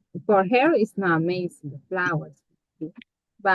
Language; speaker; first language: English; non-native, learner; Spanish